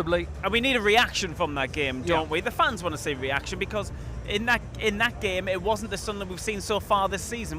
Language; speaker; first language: English; native; English